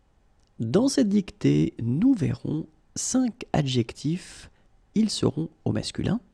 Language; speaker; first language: French; native; French